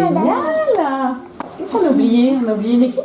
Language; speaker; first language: French; native; French